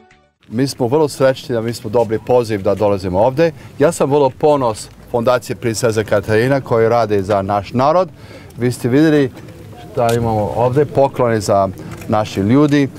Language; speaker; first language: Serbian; early bilingual, heritage; Serbian